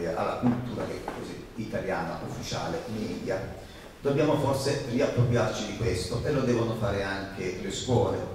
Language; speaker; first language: Italian; native; Italian